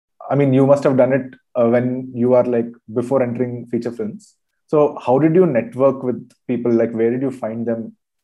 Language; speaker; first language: English; non-native, local second language; Telugu